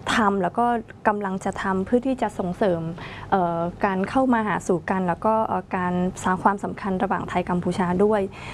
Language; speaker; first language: Thai; non-native, fluent; Khmer